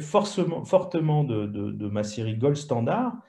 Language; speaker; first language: French; native; French